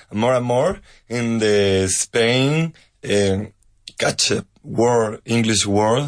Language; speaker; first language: English; non-native, learner; Spanish